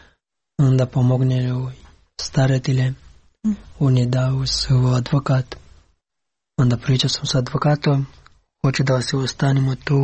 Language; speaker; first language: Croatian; non-native, learner; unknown